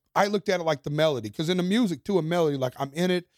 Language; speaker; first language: English; native; English